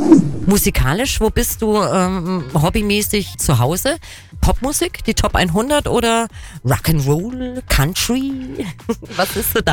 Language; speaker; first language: German; native; German